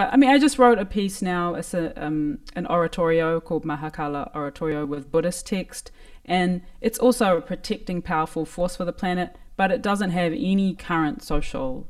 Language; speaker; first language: English; native; English